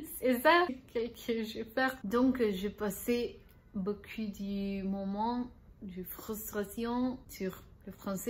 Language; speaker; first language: French; non-native, learner; Spanish